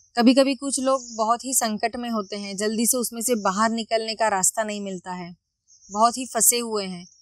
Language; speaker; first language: Hindi; non-native, local second language; Marathi